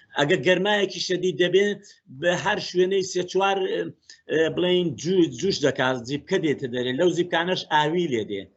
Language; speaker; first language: Central Kurdish; native; Central Kurdish